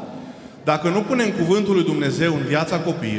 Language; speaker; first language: Romanian; non-native, fluent; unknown